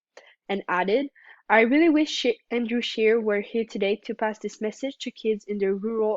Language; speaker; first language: English; non-native, local second language; French